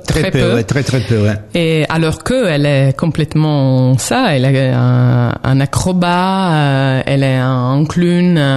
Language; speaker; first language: French; non-native, fluent; Italian